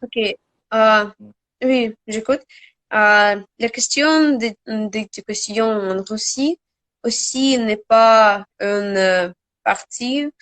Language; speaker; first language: French; non-native, learner; Russian